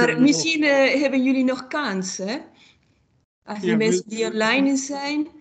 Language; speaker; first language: Dutch; non-native, fluent; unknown